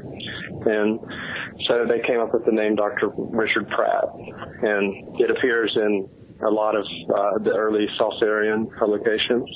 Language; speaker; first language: English; native; English